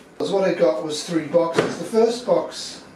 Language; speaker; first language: English; native; English